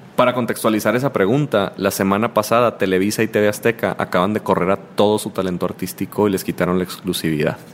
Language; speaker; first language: Spanish; native; Spanish